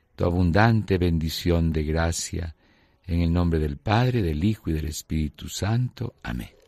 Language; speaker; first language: Spanish; native; Spanish